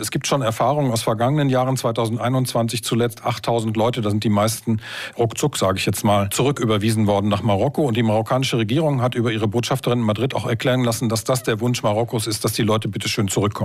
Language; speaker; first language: German; native; German